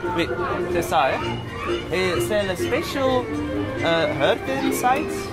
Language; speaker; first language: French; non-native, learner; Dutch